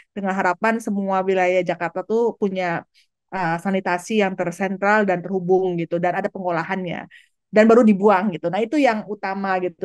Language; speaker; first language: Indonesian; native; Indonesian